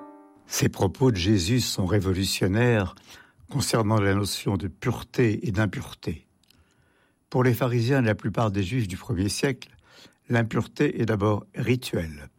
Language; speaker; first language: French; native; French